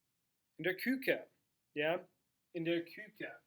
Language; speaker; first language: German; non-native, fluent; English